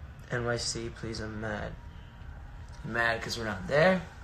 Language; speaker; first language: English; early bilingual, other home language; Spanish